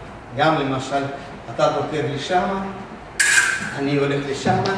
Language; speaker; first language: Hebrew; non-native, fluent; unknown